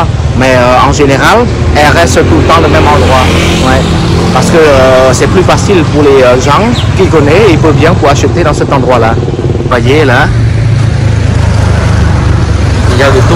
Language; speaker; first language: French; non-native, fluent; Khmer